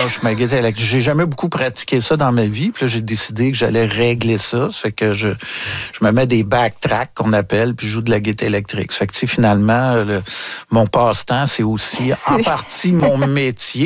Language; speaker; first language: French; native; French